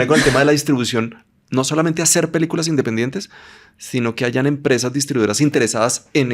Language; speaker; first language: Spanish; native; Spanish